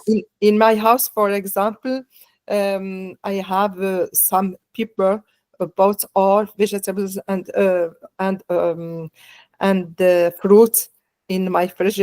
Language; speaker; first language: English; non-native, learner; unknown